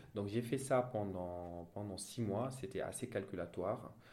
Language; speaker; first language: French; non-native, local second language; Wolof